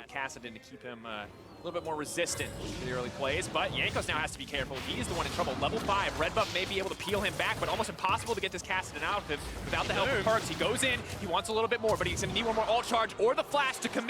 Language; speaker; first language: English; native; English